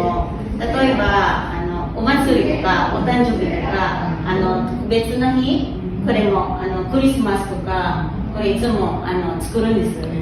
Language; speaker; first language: Japanese; non-native, fluent; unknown